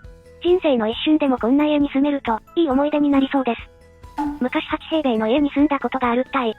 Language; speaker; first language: Japanese; native; Japanese